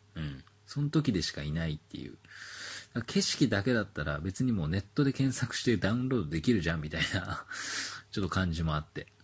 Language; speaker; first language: Japanese; native; Japanese